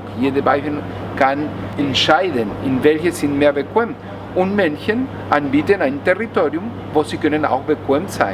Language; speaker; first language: German; non-native, learner; Spanish